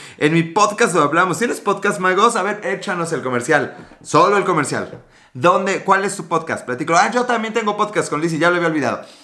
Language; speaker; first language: Spanish; native; Spanish